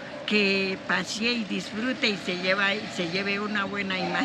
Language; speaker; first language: Spanish; native; Spanish